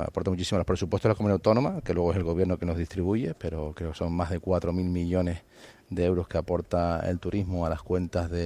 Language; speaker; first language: Spanish; native; Spanish